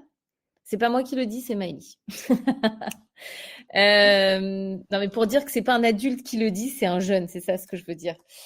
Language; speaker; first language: French; native; French